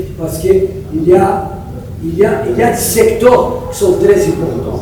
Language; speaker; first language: French; non-native, fluent; Portuguese